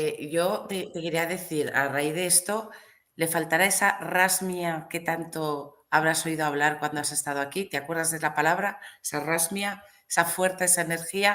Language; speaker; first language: Spanish; native; Spanish